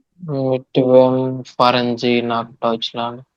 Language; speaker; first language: German; non-native, learner; Marathi